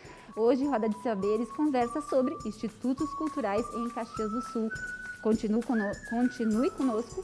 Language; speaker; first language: Portuguese; native; Portuguese